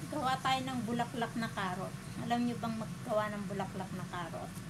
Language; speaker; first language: Filipino; native; Filipino